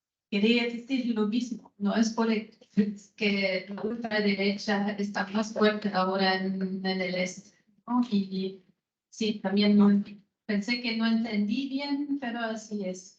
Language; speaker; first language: Spanish; non-native, fluent; German